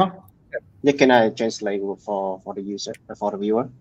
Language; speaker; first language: English; non-native, learner; Vietnamese